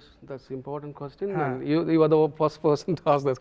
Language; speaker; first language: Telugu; non-native, learner; Tamil